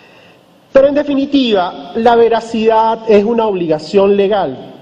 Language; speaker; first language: Spanish; native; Spanish